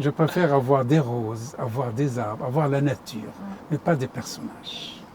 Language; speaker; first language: French; non-native, fluent; Arabic